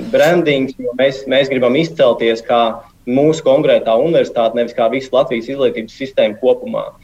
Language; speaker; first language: Latvian; native; Latvian